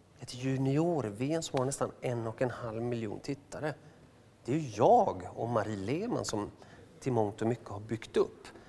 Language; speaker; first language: Swedish; early bilingual, other home language; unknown